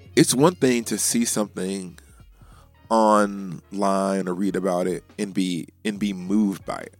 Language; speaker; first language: English; native; English